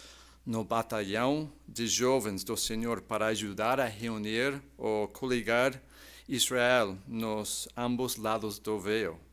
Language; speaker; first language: Portuguese; non-native, fluent; English